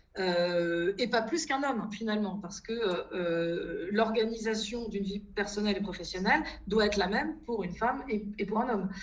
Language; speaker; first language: French; native; French